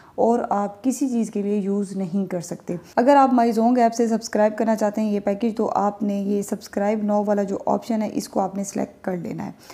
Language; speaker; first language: Urdu; non-native, local second language; Punjabi